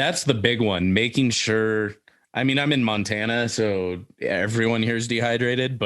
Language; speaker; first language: English; native; English